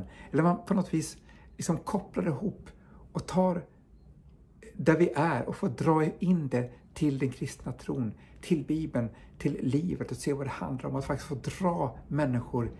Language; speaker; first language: Swedish; native; Swedish